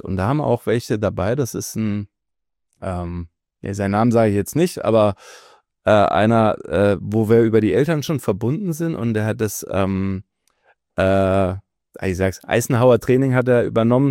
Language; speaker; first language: German; native; German